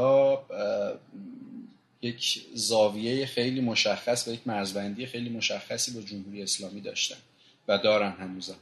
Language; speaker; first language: Persian; native; Persian